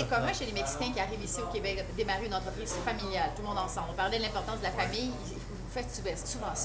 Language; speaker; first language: French; native; French